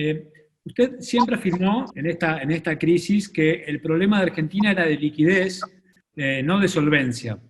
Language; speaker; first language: Spanish; native; Spanish